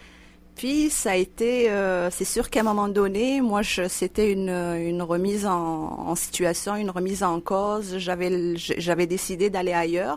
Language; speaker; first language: French; non-native, local second language; Arabic